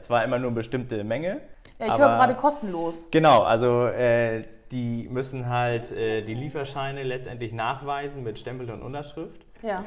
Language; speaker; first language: German; native; German